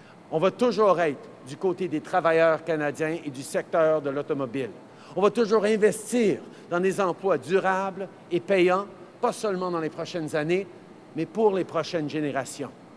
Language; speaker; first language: French; native; French